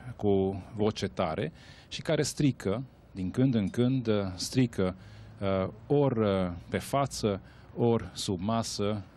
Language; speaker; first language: Romanian; non-native, local second language; Hungarian